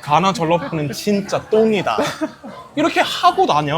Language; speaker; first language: Korean; non-native, fluent; English